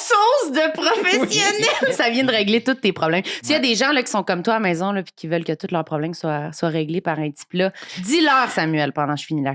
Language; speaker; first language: French; native; French